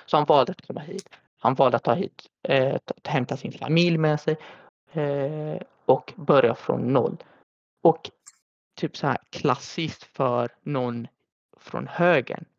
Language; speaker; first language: Swedish; early bilingual, other home language; Arabic